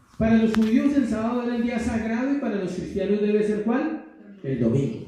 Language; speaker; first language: Spanish; native; Spanish